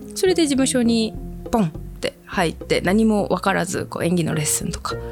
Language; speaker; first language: Japanese; native; Japanese